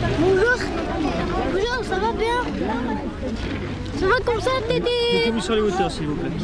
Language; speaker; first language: French; non-native, learner; Romanian